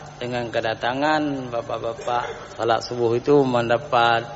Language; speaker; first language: Indonesian; non-native, local second language; Achinese